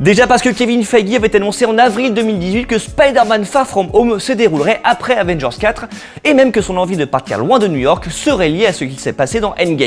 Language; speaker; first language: French; native; French